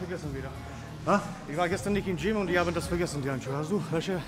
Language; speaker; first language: German; non-native, fluent; Czech